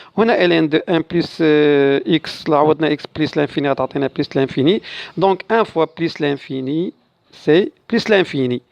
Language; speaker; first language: French; non-native, local second language; Arabic